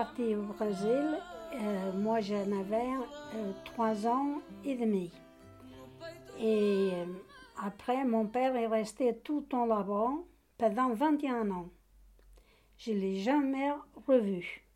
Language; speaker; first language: French; non-native, learner; Portuguese